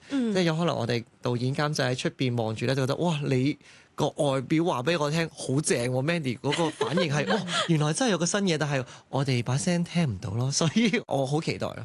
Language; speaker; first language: Cantonese; early bilingual, heritage; Cantonese